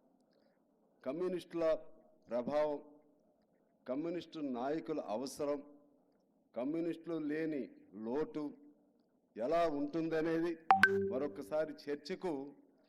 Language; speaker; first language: Telugu; native; Telugu